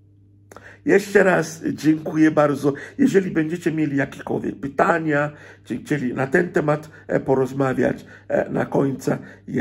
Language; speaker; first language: Polish; non-native, fluent; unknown